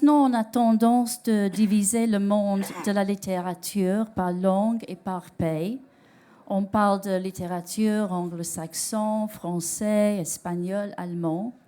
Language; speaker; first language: French; non-native, learner; English